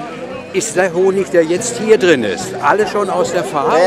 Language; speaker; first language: German; native; German